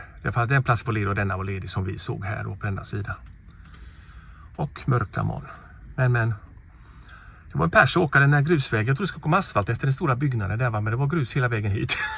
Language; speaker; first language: Swedish; native; Swedish